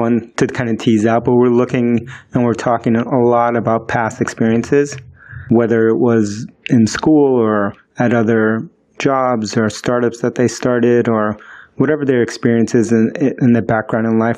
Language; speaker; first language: English; early bilingual, other home language; Spanish